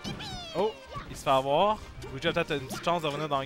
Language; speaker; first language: French; native; French